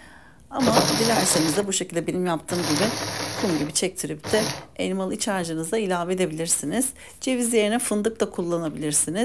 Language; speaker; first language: Turkish; native; Turkish